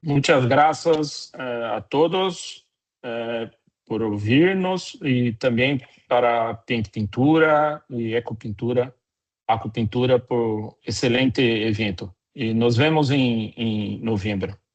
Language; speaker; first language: Portuguese; non-native, fluent; Spanish